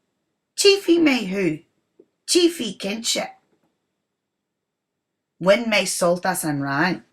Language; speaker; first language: Irish; non-native, local second language; English